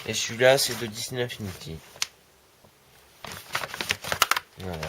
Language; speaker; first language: French; native; French